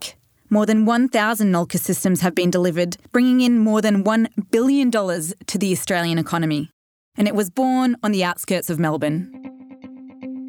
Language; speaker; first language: English; native; English